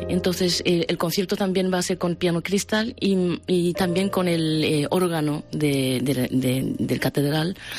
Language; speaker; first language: Spanish; non-native, fluent; Japanese